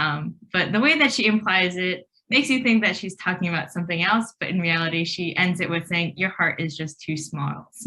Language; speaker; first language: English; native; English